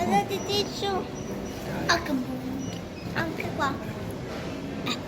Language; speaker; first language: Italian; early bilingual, other home language; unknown